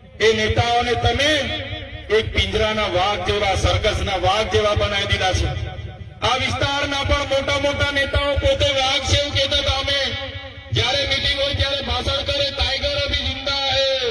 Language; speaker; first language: Gujarati; non-native, local second language; Vasavi